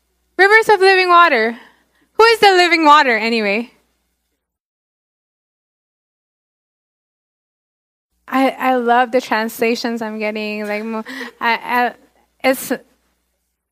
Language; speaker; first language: English; non-native, local second language; Filipino